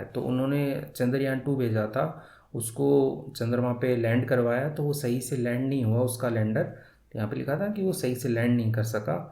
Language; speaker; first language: Hindi; native; Hindi